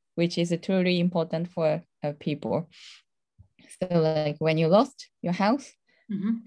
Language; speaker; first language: English; non-native, fluent; Japanese